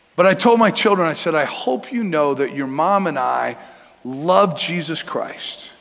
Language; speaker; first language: English; native; English